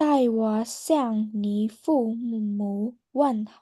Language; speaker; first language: Chinese; non-native, learner; Khmer